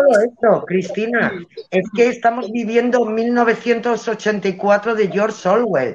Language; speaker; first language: Spanish; native; Spanish